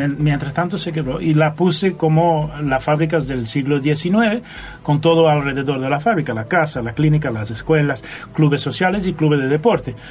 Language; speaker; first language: Spanish; non-native, fluent; Dutch